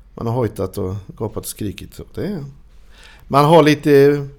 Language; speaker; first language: Swedish; native; Swedish